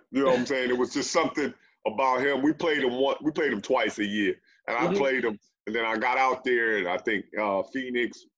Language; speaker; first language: English; native; English